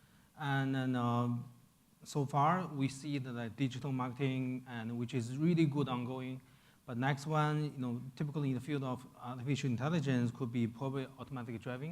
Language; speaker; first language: English; non-native, fluent; Chinese